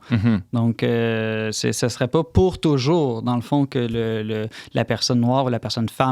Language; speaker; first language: French; native; French